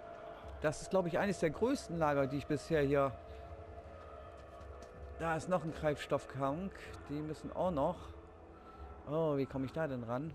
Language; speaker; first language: German; native; German